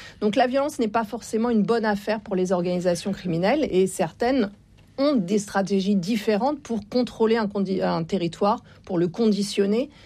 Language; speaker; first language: French; native; French